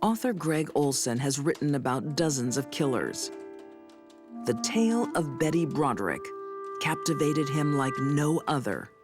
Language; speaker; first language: English; native; English